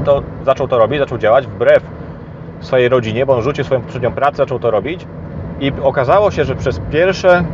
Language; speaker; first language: Polish; native; Polish